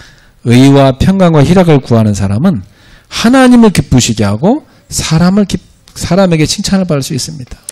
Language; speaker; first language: Korean; native; Korean